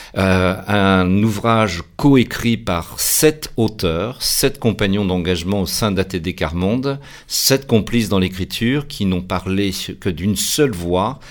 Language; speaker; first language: French; native; French